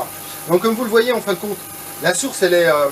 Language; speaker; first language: French; native; French